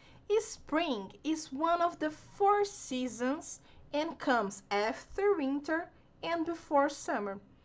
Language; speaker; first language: English; non-native, fluent; Portuguese